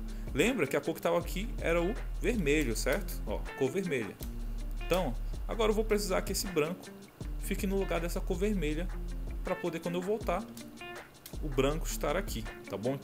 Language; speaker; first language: Portuguese; native; Portuguese